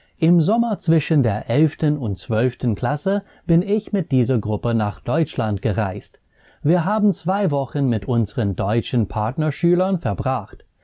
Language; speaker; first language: German; non-native, fluent; English